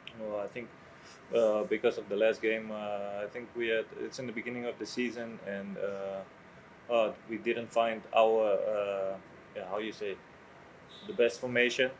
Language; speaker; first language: English; non-native, fluent; Dutch